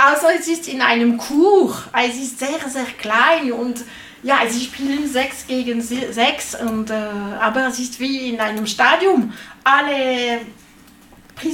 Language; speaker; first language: German; non-native, learner; French